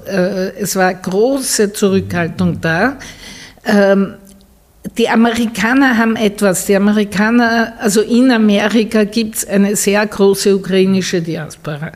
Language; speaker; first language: German; native; German